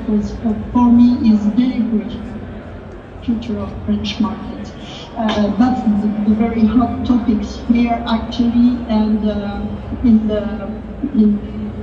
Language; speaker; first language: English; non-native, learner; French